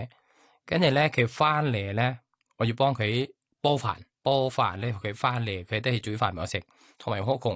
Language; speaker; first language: Cantonese; non-native, learner; Thai